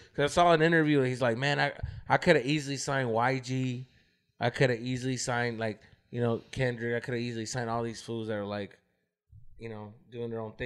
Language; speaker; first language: English; early bilingual, other home language; Spanish